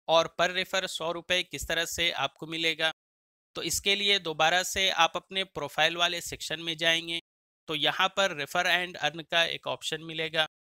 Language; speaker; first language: Hindi; native; Hindi